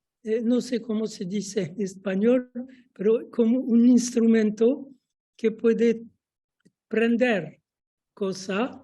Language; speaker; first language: Spanish; non-native, fluent; French